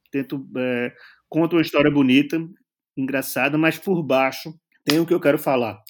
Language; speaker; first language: Portuguese; native; Portuguese